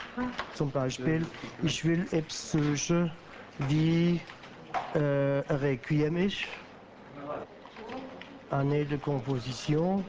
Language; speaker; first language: German; non-native, local second language; French